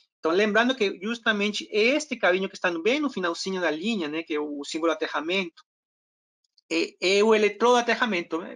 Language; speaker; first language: Portuguese; non-native, fluent; Spanish